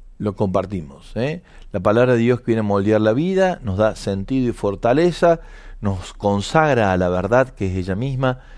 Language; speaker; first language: Spanish; native; Spanish